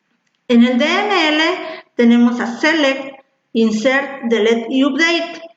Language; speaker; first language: Spanish; native; Spanish